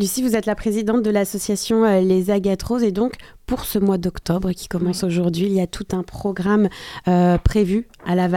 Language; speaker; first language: French; native; French